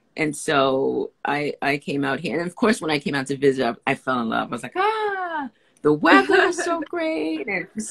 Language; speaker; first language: English; native; English